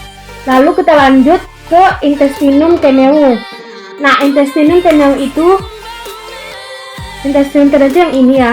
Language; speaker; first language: Indonesian; native; Indonesian